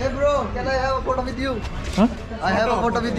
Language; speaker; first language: English; non-native, learner; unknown